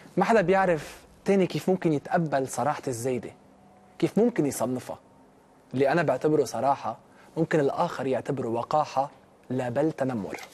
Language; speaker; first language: Arabic; native; Arabic